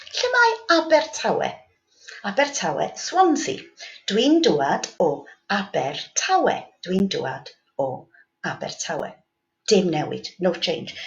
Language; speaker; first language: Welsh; native; Welsh